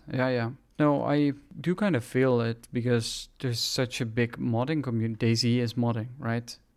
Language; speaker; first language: English; non-native, fluent; Dutch